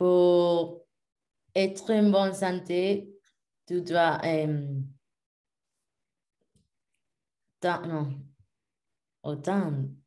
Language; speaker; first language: French; non-native, learner; Spanish